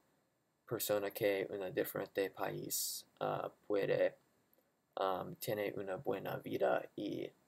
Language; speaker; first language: Spanish; non-native, learner; English